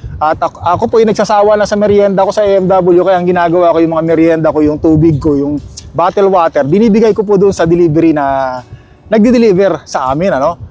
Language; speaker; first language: Filipino; native; Filipino